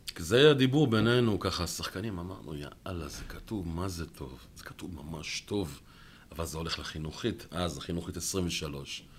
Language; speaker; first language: Hebrew; native; Hebrew